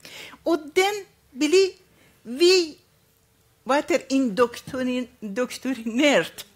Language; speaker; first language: Norwegian; non-native, fluent; Arabic